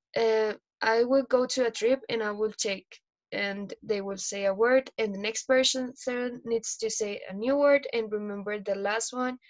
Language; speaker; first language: English; non-native, fluent; Spanish